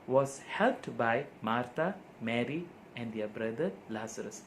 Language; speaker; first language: English; non-native, local second language; Tamil